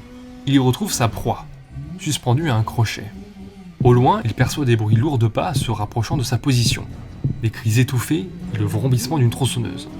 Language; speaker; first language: French; native; French